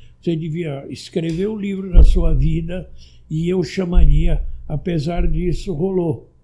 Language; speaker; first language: Portuguese; early bilingual, other home language; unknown